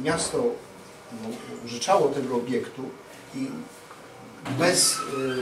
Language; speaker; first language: Polish; native; Polish